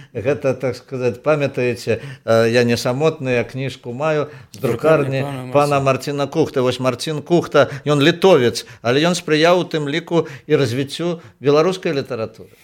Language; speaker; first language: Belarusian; native; Belarusian